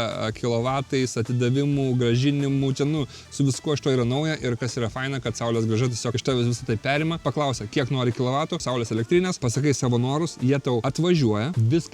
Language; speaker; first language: Lithuanian; native; Lithuanian